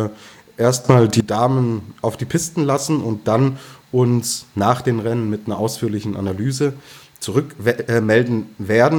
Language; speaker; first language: German; native; German